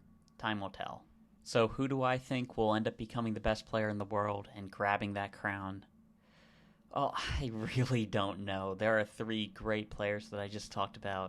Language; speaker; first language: English; native; English